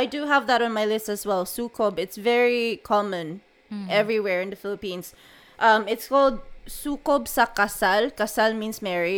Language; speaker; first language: English; non-native, local second language; Cebuano